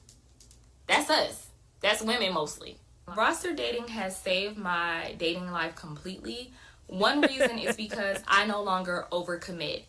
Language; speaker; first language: English; native; English